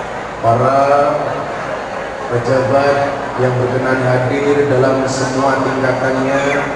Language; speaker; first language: Indonesian; non-native, local second language; Javanese